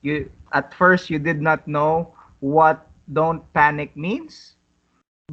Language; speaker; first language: English; non-native, fluent; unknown